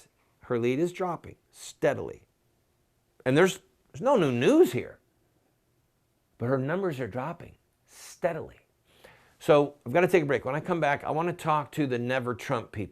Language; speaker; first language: English; native; English